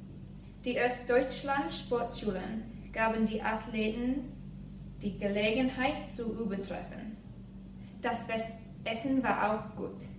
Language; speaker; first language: German; non-native, learner; English